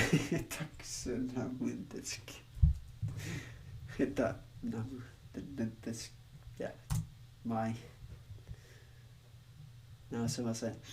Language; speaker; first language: Japanese; non-native, learner; Spanish